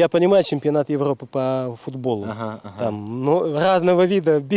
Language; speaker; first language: Russian; native; Russian